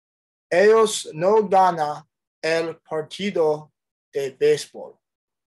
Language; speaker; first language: Spanish; non-native, learner; English